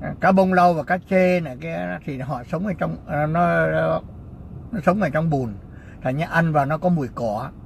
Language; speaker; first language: Vietnamese; native; Vietnamese